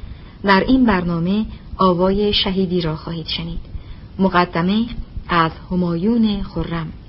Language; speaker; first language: Persian; native; Persian